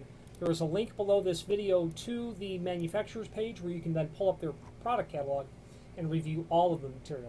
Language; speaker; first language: English; native; English